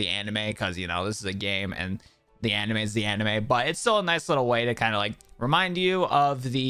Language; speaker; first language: English; native; English